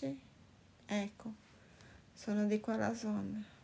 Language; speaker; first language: Italian; non-native, fluent; Portuguese